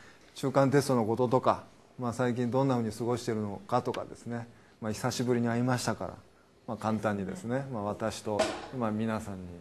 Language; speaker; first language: Japanese; native; Japanese